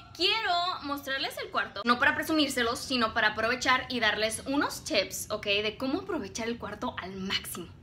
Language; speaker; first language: Spanish; early bilingual, heritage; Spanish